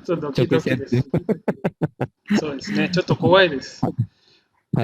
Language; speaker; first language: Japanese; non-native, fluent; Indonesian